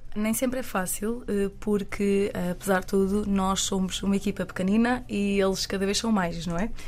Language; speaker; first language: Portuguese; native; Portuguese